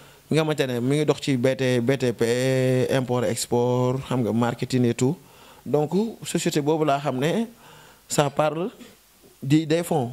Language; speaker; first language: French; non-native, local second language; Wolof